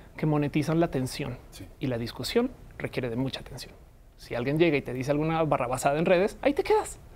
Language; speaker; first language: Spanish; native; Spanish